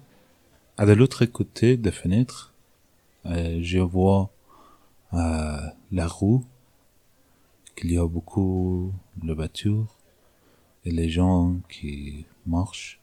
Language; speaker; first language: French; non-native, learner; Persian